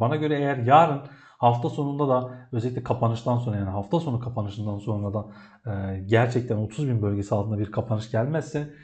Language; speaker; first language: Turkish; native; Turkish